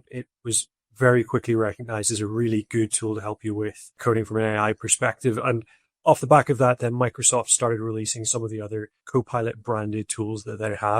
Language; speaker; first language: English; native; English